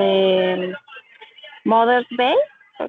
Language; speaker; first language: English; non-native, learner; Spanish